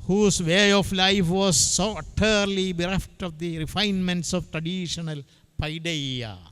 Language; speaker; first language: English; non-native, local second language; Malayalam